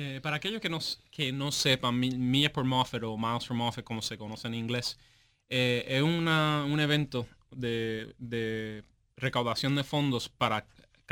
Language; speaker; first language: Spanish; native; Spanish